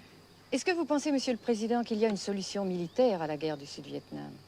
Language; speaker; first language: French; native; French